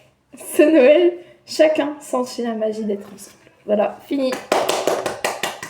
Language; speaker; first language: French; native; French